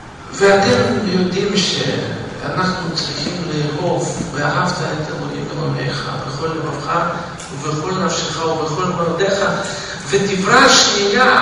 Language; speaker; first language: Hebrew; non-native, fluent; Russian